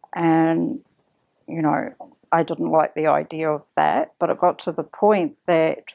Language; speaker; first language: English; native; English